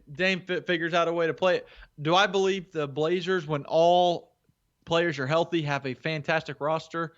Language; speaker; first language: English; native; English